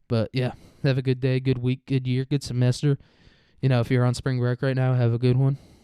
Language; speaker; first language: English; native; English